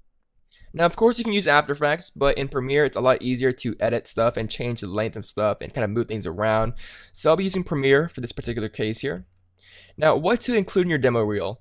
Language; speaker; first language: English; native; English